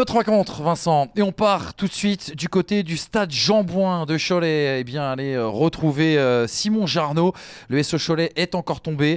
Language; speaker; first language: French; native; French